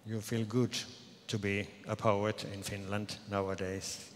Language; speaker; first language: English; non-native, fluent; Finnish